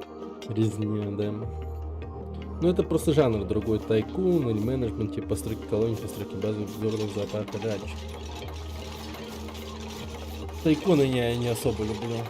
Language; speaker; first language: Russian; native; Russian